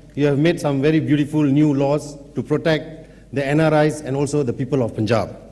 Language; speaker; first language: English; non-native, local second language; Punjabi